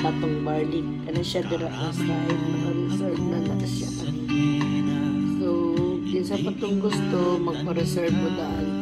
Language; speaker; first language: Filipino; non-native, local second language; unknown